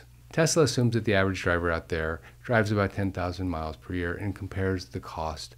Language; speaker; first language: English; native; English